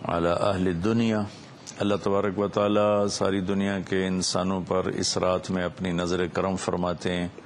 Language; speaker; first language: Urdu; non-native, local second language; Punjabi